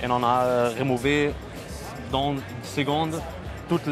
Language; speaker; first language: French; non-native, learner; German